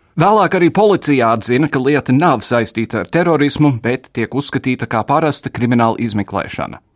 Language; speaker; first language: Latvian; early bilingual, heritage; Latvian